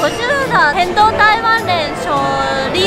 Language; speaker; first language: Chinese; non-native, learner; Japanese